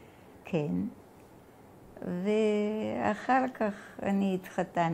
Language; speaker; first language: Hebrew; non-native, fluent; Bulgarian